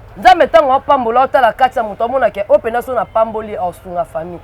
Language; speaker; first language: Lingala; native; Lingala